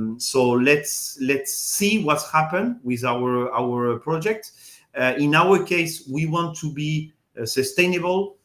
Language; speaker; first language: English; non-native, fluent; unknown